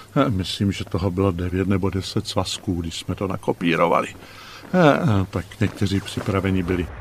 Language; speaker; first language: Czech; native; Czech